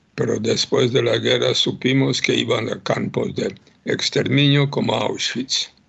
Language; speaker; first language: Spanish; non-native, fluent; Polish